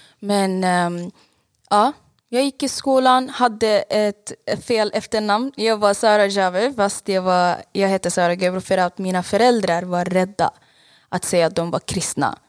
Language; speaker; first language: Swedish; non-native, fluent; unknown